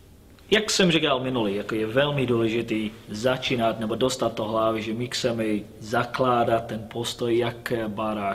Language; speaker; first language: Czech; non-native, learner; English